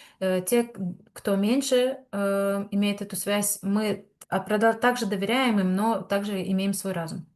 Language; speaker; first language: Russian; native; Russian